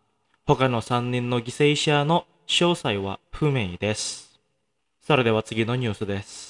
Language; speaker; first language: Japanese; non-native, fluent; Indonesian